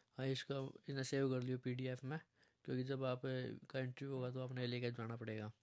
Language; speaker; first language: Hindi; non-native, local second language; Punjabi